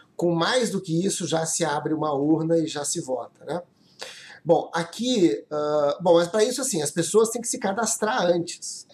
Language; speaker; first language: Portuguese; native; Portuguese